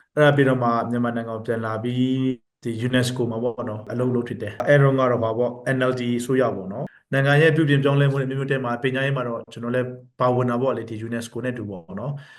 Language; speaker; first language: Burmese; non-native, local second language; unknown